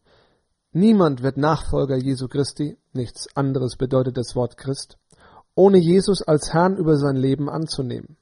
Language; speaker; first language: German; native; German